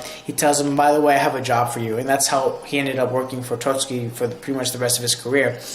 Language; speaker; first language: English; native; English